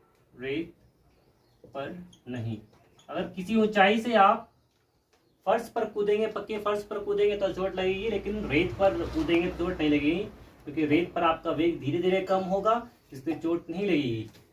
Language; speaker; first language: Hindi; native; Hindi